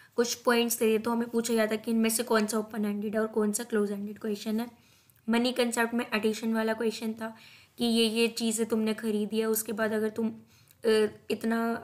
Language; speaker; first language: Hindi; native; Hindi